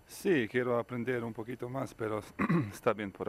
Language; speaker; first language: Spanish; non-native, learner; Bosnian